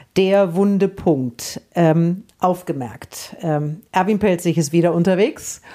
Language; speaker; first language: German; native; German